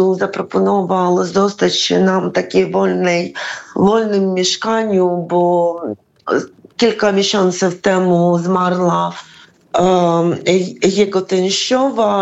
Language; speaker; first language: Polish; non-native, fluent; Ukrainian